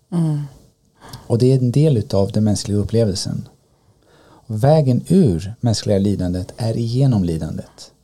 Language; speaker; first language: Swedish; early bilingual, other home language; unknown